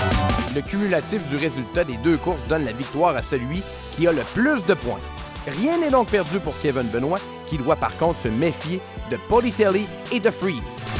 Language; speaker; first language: French; native; French